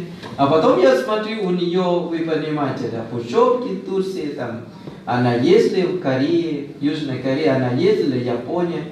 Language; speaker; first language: Russian; non-native, fluent; Thai